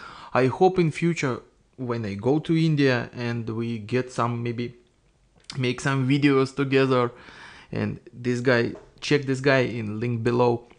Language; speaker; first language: English; non-native, learner; Russian